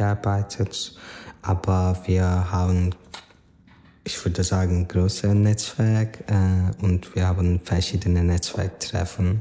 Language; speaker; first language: German; non-native, learner; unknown